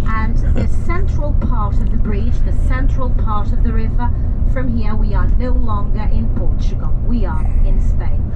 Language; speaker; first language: English; non-native, fluent; Portuguese